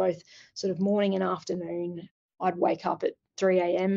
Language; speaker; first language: English; native; English